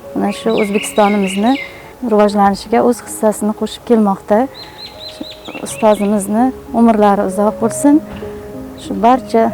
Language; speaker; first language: Uzbek; native; Uzbek